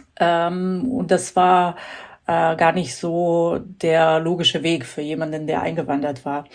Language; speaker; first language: German; non-native, fluent; Croatian